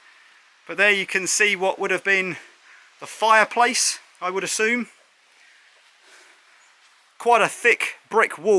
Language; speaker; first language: English; native; English